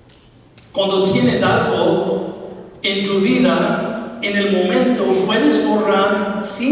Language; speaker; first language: Spanish; non-native, fluent; English